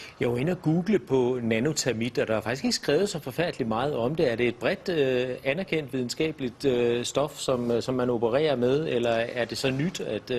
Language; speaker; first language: Danish; native; Danish